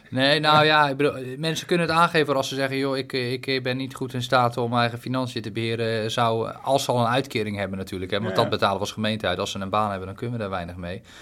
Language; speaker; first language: Dutch; native; Dutch